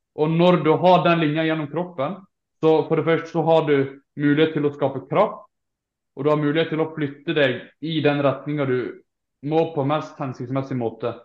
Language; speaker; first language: Norwegian; native; Norwegian